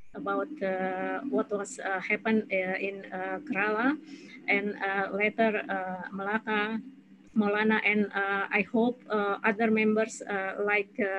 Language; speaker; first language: English; non-native, fluent; Indonesian